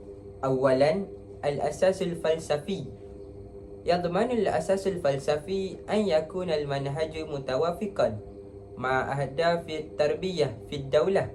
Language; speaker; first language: Arabic; non-native, learner; Malay